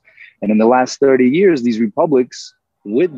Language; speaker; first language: English; non-native, fluent; Russian